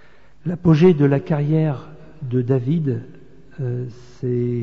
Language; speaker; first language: French; native; French